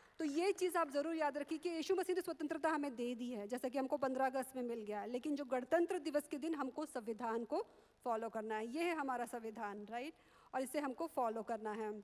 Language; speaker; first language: Hindi; non-native, local second language; Marathi